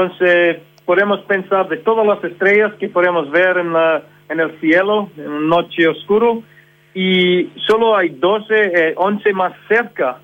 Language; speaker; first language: Spanish; non-native, fluent; English